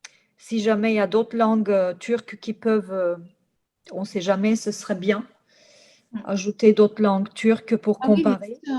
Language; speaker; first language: French; non-native, fluent; Turkish